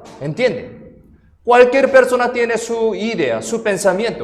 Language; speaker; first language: Spanish; non-native, fluent; Korean